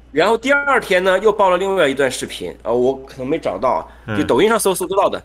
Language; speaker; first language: Chinese; native; Chinese